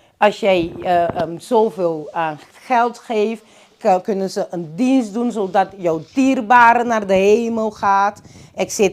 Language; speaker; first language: Dutch; non-native, local second language; Papiamento